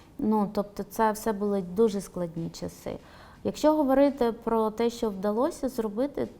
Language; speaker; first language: Ukrainian; non-native, local second language; Romany